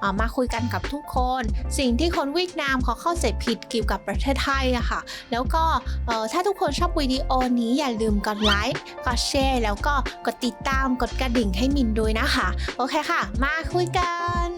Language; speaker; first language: Thai; non-native, fluent; Vietnamese